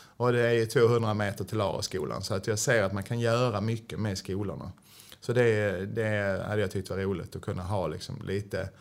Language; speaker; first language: Swedish; native; Swedish